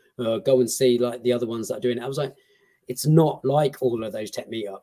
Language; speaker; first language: English; native; English